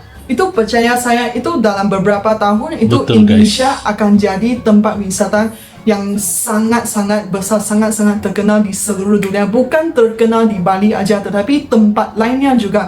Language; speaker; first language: Indonesian; non-native, fluent; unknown